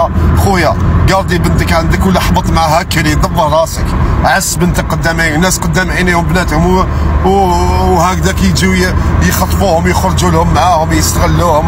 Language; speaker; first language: Arabic; native; Arabic